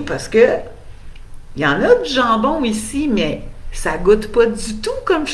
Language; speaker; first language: French; native; French